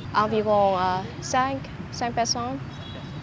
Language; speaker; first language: French; non-native, learner; Vietnamese